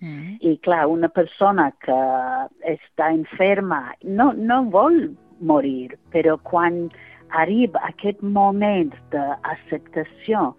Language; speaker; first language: Catalan; non-native, fluent; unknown